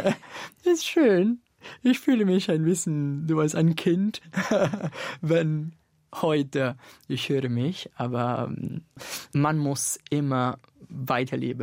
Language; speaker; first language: German; non-native, learner; Italian